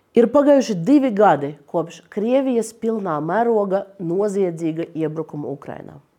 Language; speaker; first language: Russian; native; Russian